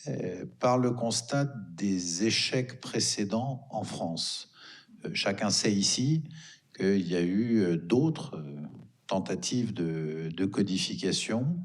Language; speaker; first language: French; native; French